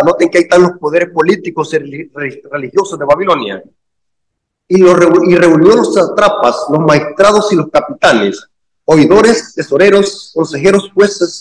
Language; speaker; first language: Spanish; native; Spanish